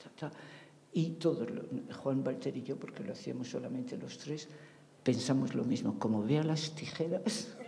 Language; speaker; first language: Spanish; native; Spanish